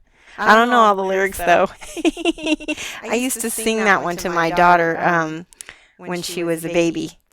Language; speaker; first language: English; native; English